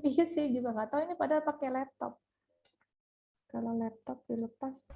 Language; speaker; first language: Indonesian; native; Indonesian